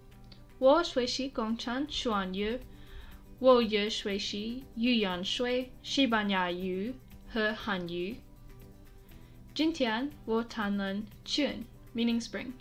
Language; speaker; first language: Chinese; non-native, learner; English